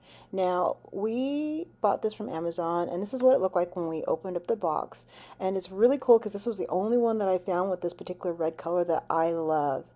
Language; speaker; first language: English; native; English